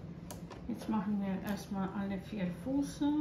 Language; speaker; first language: German; non-native, fluent; Croatian